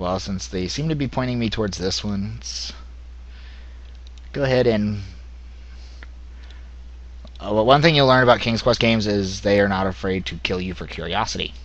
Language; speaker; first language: English; native; English